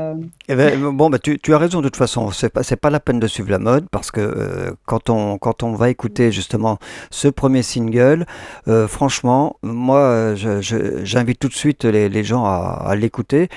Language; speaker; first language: French; native; French